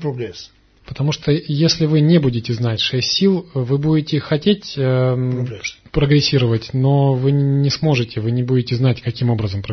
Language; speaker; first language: Russian; native; Russian